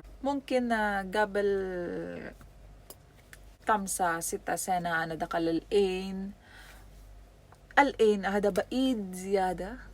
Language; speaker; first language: Arabic; non-native, learner; Filipino